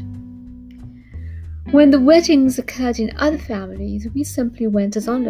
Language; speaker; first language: English; native; English